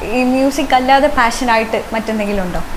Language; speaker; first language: Malayalam; native; Malayalam